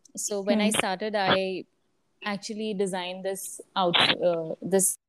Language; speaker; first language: English; non-native, local second language; Gujarati